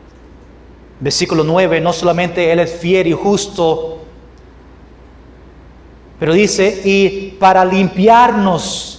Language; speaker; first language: Spanish; non-native, fluent; English